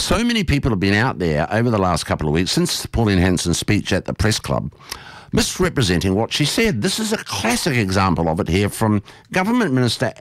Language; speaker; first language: English; native; English